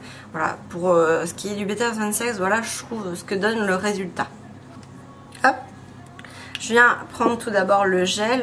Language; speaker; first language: French; native; French